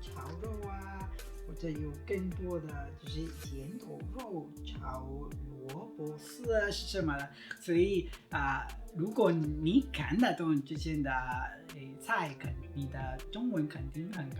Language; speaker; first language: Chinese; non-native, fluent; Spanish